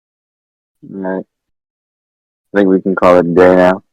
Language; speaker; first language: English; native; English